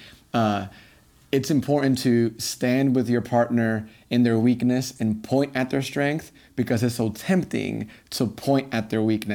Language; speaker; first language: English; native; English